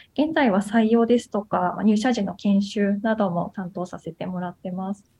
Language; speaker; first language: Japanese; native; Japanese